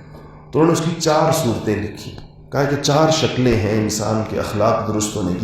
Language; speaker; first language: Urdu; native; Urdu